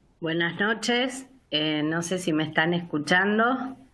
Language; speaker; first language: Spanish; native; Spanish